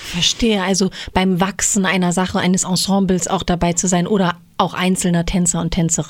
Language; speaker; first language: German; native; German